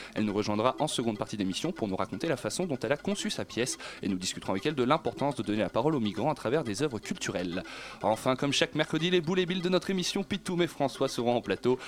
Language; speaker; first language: French; native; French